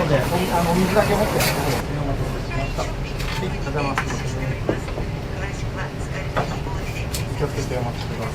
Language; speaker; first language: Japanese; native; Japanese